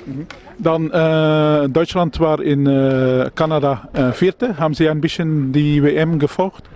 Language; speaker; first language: German; non-native, learner; Dutch